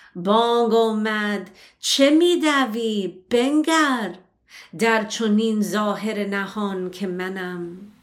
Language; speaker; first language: Persian; early bilingual, heritage; Persian